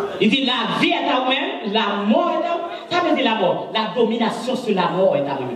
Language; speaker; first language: French; non-native, local second language; Haitian Creole